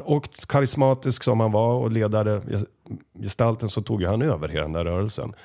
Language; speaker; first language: Swedish; native; Swedish